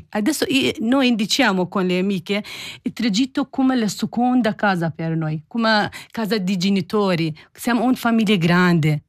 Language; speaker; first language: Italian; non-native, learner; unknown